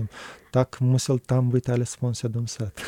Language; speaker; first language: Czech; non-native, learner; Romanian